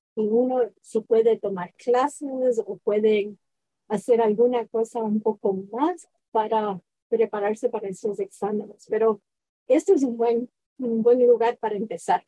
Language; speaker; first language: Spanish; early bilingual, heritage; Spanish